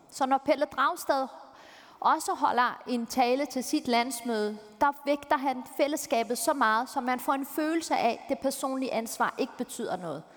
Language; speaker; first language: Danish; early bilingual, other home language; Turkish